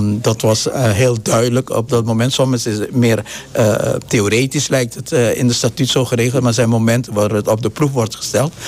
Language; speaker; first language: Dutch; non-native, local second language; Papiamento